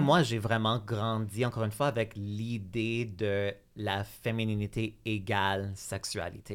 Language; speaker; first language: French; native; French